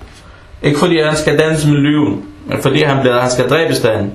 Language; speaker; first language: Danish; non-native, fluent; Arabic